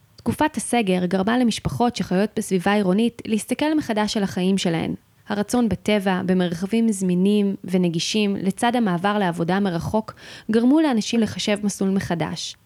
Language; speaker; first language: Hebrew; native; Hebrew